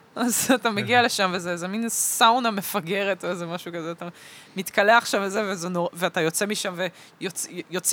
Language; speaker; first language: Hebrew; early bilingual, other home language; Russian